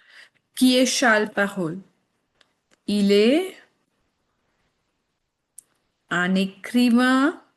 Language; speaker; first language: French; non-native, fluent; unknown